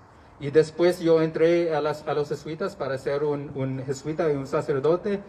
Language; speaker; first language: Spanish; non-native, learner; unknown